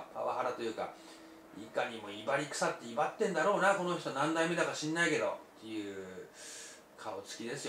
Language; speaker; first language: Japanese; native; Japanese